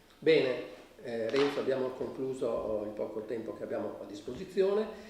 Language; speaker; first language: Italian; native; Italian